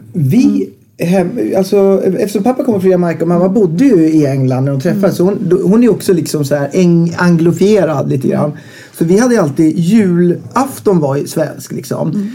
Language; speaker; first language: Swedish; native; Swedish